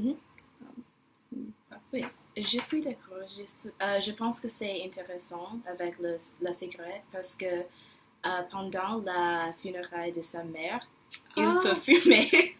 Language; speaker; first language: French; non-native, learner; English